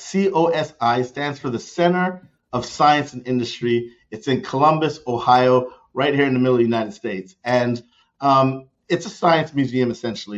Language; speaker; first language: English; native; English